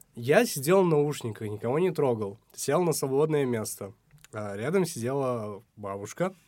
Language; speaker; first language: Russian; non-native, local second language; Uzbek